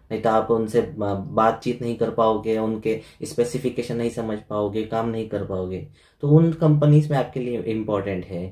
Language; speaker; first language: Hindi; native; Hindi